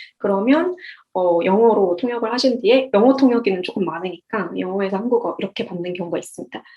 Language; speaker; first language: Korean; native; Korean